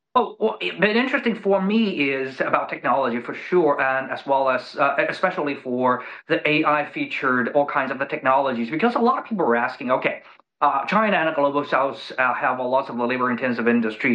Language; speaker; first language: English; non-native, fluent; Chinese